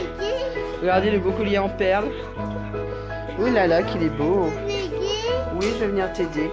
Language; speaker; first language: French; native; French